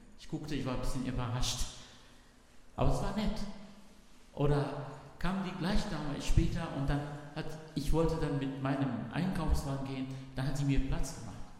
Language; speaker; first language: German; non-native, fluent; Arabic